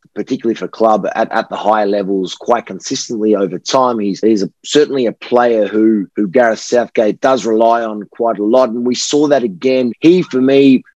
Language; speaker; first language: English; native; English